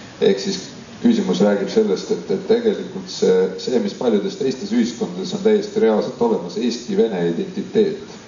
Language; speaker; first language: Estonian; non-native, local second language; Russian